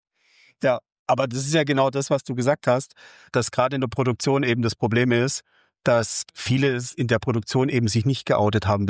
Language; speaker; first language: German; native; German